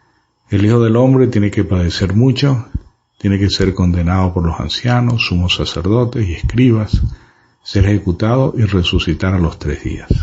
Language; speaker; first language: Spanish; native; Spanish